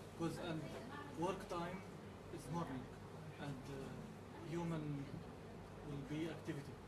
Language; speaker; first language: English; non-native, learner; Arabic